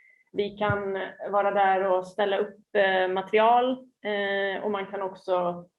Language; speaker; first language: Swedish; native; Swedish